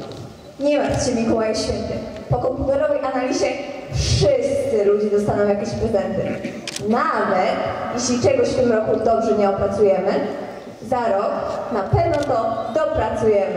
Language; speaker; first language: Polish; native; Polish